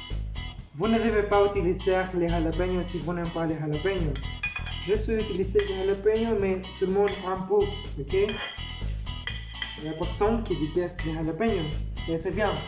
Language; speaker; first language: French; non-native, learner; Spanish